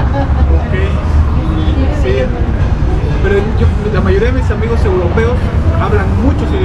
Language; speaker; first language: Portuguese; non-native, learner; Spanish